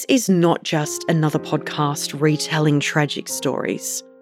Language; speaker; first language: English; native; English